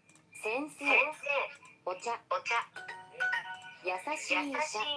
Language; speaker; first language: Japanese; non-native, learner; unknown